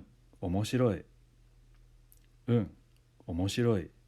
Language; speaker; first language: Japanese; non-native, fluent; English